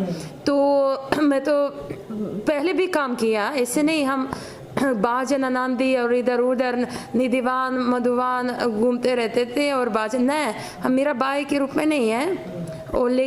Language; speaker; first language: Hindi; non-native, fluent; Ukrainian